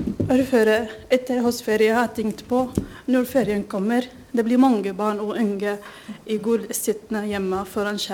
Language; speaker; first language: Norwegian; non-native, fluent; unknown